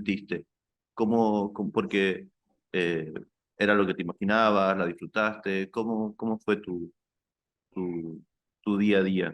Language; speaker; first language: Spanish; native; Spanish